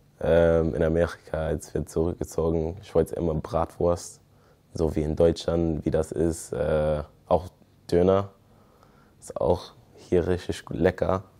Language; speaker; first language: German; non-native, fluent; English